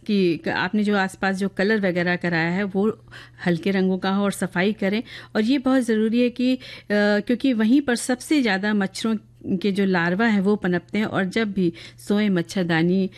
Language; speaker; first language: Hindi; native; Hindi